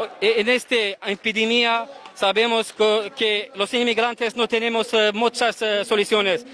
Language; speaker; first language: Spanish; non-native, learner; Arabic